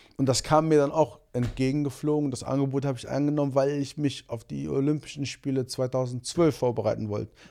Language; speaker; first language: German; early bilingual, other home language; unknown